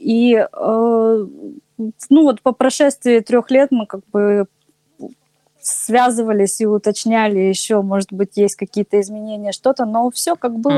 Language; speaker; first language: Russian; native; Russian